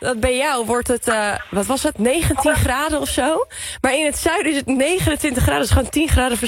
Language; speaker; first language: Dutch; native; Dutch